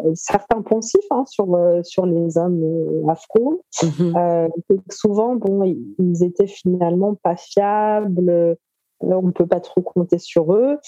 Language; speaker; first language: French; native; French